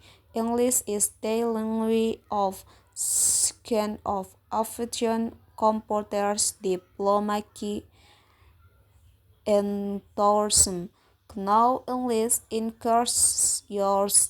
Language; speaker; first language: English; non-native, learner; Indonesian